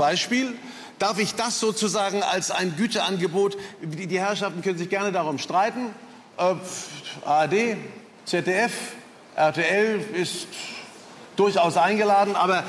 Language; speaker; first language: German; native; German